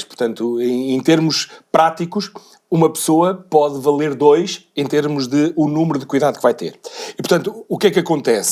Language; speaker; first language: Portuguese; native; Portuguese